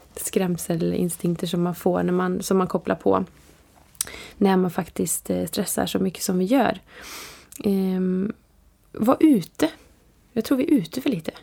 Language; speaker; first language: Swedish; native; Swedish